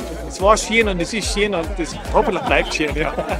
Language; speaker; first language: German; native; German